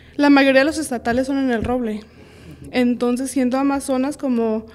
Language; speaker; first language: Spanish; early bilingual, heritage; Spanish